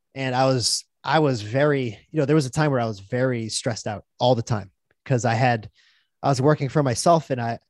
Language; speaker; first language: English; native; English